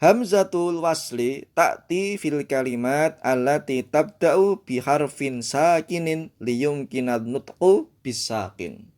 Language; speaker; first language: Arabic; non-native, fluent; Indonesian